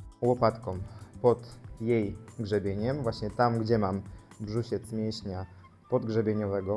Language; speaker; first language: Polish; native; Polish